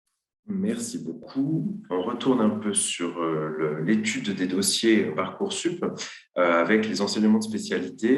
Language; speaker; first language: French; native; French